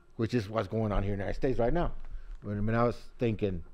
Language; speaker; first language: English; early bilingual, other home language; Spanish